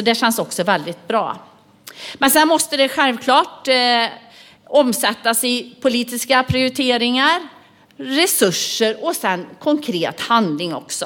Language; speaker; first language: Swedish; native; Swedish